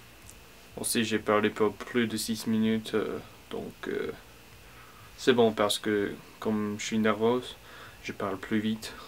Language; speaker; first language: French; non-native, learner; English